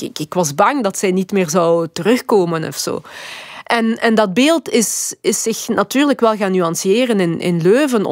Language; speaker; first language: Dutch; early bilingual, other home language; Lingala